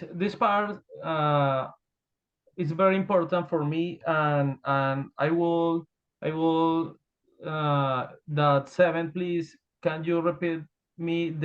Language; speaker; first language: English; non-native, learner; Spanish